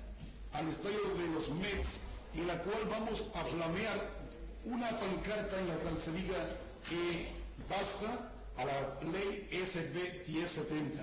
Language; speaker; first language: Spanish; native; Spanish